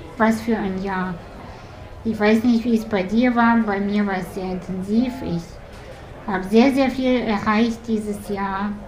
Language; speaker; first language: German; early bilingual, other home language; Russian